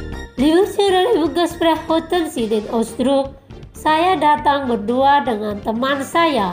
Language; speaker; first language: German; non-native, learner; Indonesian